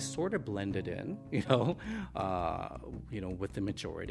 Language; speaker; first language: English; native; English